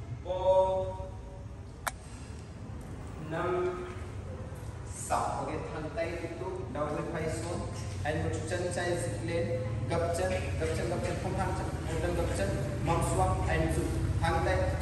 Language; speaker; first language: Vietnamese; non-native, learner; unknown